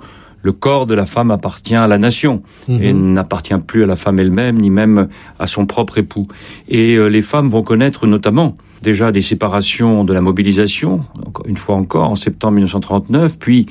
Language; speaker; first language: French; native; French